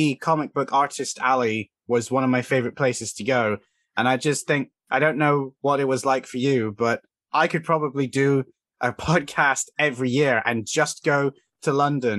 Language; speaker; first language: English; native; English